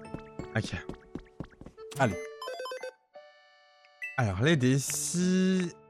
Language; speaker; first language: French; native; French